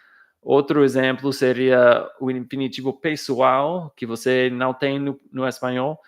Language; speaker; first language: Portuguese; non-native, fluent; English